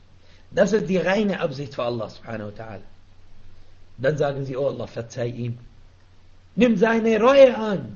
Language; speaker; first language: German; non-native, fluent; Arabic